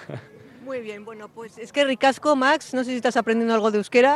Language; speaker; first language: Spanish; native; Spanish